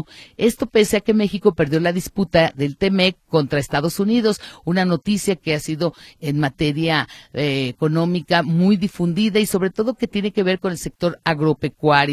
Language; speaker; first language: Spanish; native; Spanish